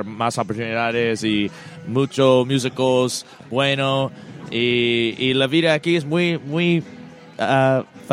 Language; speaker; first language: Spanish; non-native, learner; English